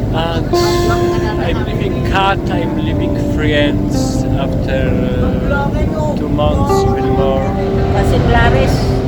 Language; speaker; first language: English; non-native, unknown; Polish